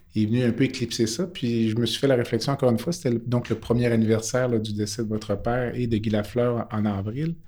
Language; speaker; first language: French; native; French